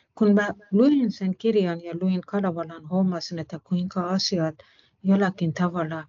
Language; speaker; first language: Finnish; non-native, fluent; Persian